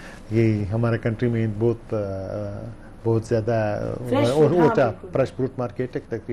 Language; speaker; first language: Hindi; non-native, learner; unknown